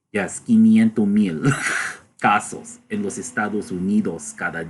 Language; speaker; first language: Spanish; non-native, learner; English